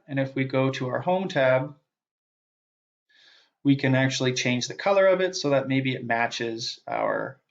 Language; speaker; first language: English; native; English